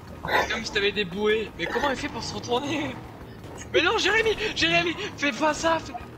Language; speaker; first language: French; native; French